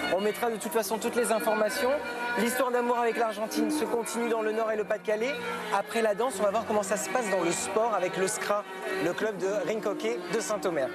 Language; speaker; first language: French; native; French